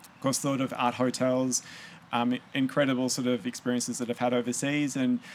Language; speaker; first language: English; native; English